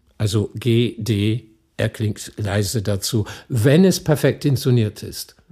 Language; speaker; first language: German; non-native, fluent; English